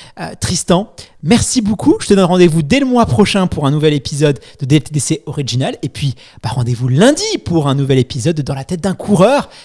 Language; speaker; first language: French; native; French